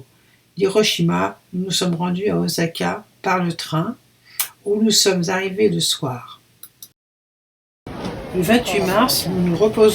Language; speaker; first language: French; native; French